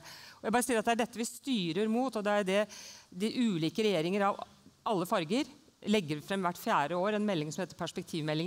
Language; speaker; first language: Norwegian; native; Norwegian